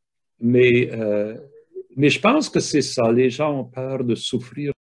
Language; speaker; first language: French; native; French